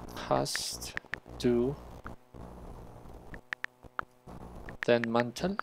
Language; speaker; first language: German; non-native, learner; Spanish